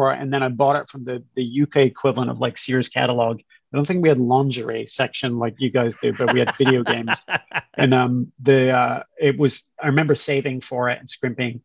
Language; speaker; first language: English; native; English